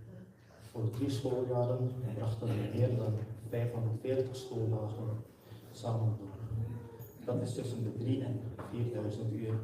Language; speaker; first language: Dutch; early bilingual, other home language; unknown